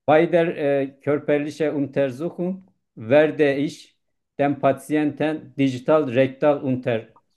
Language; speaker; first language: German; non-native, learner; Turkish